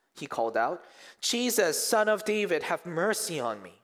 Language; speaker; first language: English; early bilingual, other home language; Korean